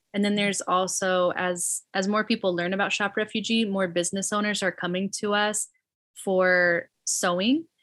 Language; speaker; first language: English; native; English